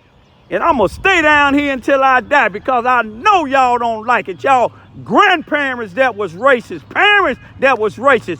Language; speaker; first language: English; native; English